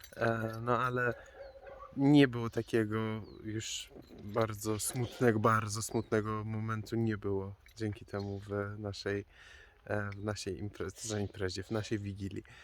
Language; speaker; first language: Polish; non-native, fluent; Persian